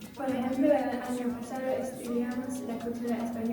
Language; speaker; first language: Spanish; non-native, learner; English